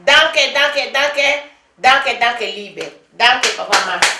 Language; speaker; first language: German; non-native, learner; Lingala